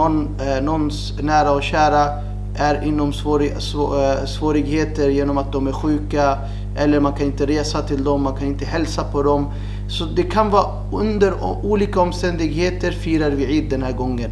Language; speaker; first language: Swedish; non-native, fluent; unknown